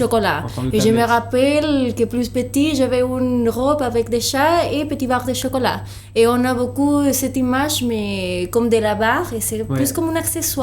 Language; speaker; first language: French; non-native, fluent; Spanish